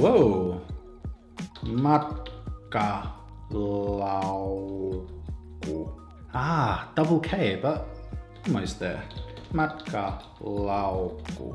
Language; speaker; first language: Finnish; non-native, learner; English